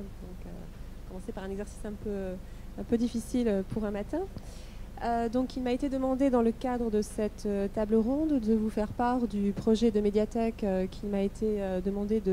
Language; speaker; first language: French; native; French